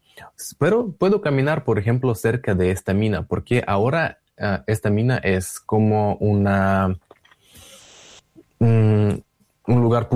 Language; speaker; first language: Spanish; non-native, learner; Russian